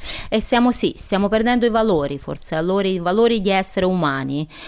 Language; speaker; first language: Italian; non-native, fluent; Ukrainian